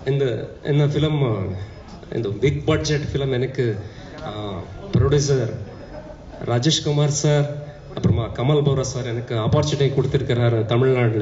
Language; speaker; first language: Tamil; non-native, learner; Kannada